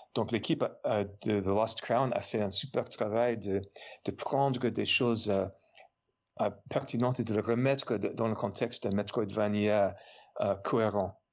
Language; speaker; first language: French; non-native, fluent; English